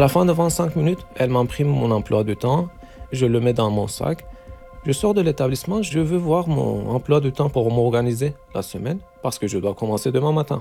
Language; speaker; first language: French; non-native, learner; Turkish